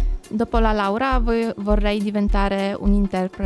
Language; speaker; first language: Italian; non-native, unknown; Polish